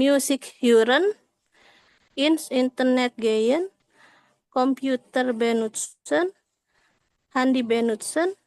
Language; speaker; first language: German; non-native, learner; Indonesian